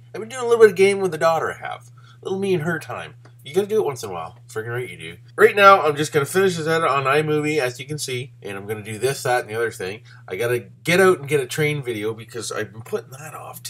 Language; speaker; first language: English; native; English